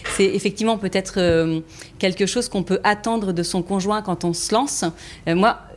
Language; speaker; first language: French; native; French